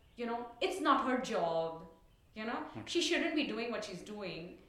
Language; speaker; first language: English; non-native, local second language; Tulu